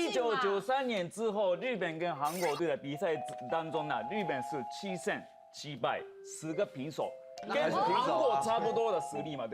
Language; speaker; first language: Chinese; non-native, fluent; Japanese